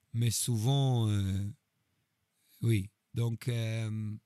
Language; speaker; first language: French; non-native, fluent; Hebrew